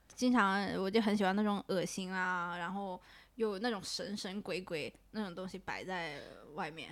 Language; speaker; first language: Chinese; non-native, local second language; Cantonese